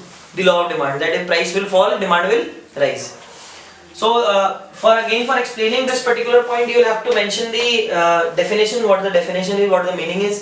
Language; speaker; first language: English; non-native, local second language; Hindi